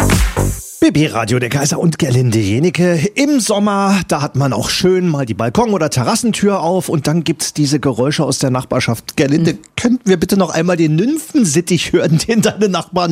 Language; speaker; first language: German; native; German